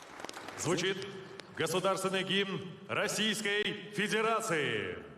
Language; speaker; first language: Russian; native; Russian